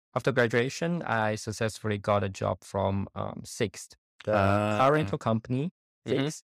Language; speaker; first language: English; non-native, fluent; Chinese